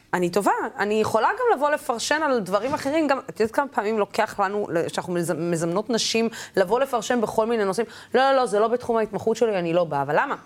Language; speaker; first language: Hebrew; non-native, local second language; Arabic